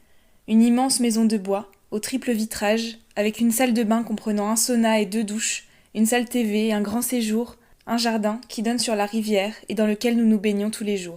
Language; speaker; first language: French; native; French